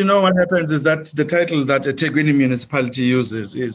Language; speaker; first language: English; non-native, local second language; Zulu